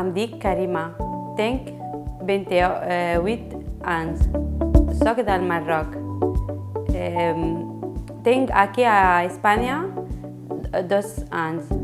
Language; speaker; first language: Catalan; non-native, learner; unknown